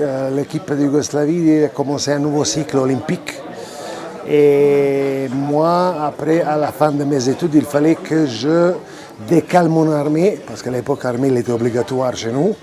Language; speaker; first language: French; non-native, fluent; Croatian